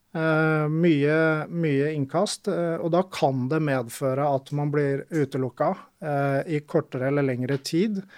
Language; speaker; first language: Norwegian; native; Norwegian